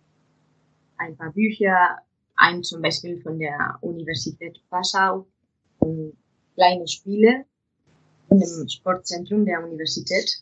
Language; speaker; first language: German; non-native, fluent; Spanish